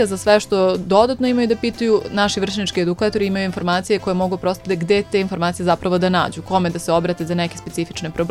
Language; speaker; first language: Serbian; native; Serbian